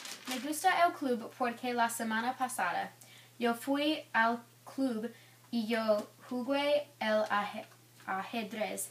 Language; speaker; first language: Spanish; non-native, learner; English